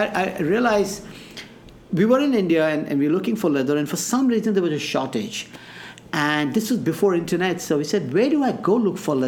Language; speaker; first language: English; non-native, local second language; Hindi